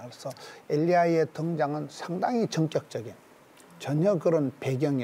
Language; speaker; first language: Korean; native; Korean